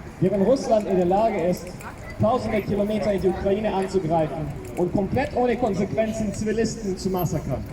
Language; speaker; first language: German; non-native, fluent; Ukrainian